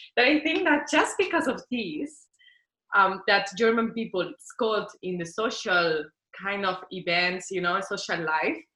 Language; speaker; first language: English; non-native, fluent; Spanish